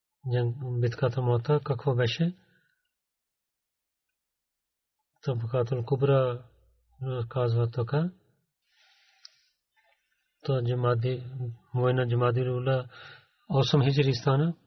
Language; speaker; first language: Bulgarian; non-native, learner; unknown